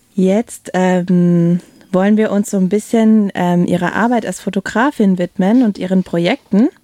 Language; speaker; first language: German; native; German